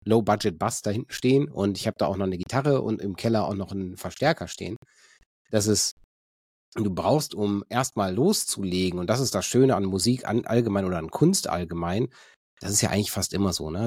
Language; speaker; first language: German; native; German